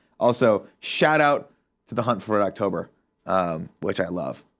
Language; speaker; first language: English; native; English